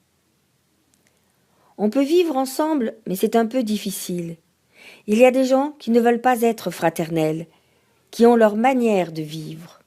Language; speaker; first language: French; non-native, learner; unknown